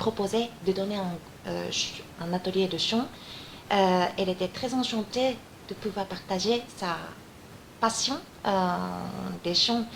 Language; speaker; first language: French; non-native, fluent; Japanese